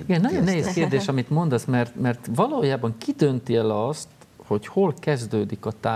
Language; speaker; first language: Hungarian; native; Hungarian